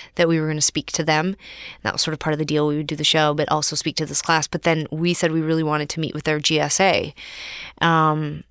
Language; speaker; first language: English; native; English